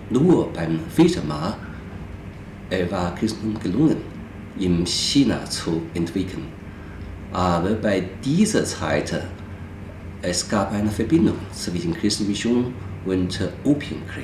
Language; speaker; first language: German; non-native, fluent; Chinese